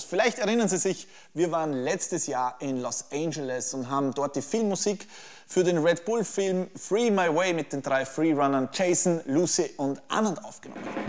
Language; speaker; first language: German; native; German